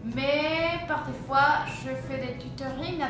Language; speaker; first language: French; non-native, fluent; Spanish